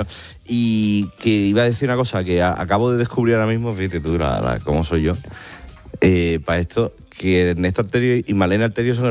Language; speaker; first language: Spanish; native; Spanish